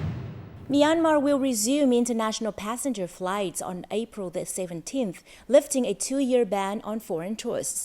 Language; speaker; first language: English; non-native, fluent; Vietnamese